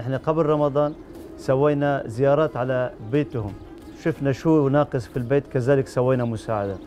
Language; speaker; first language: Arabic; non-native, fluent; Turkish